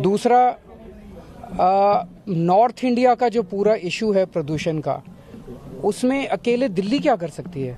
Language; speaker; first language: Hindi; native; Hindi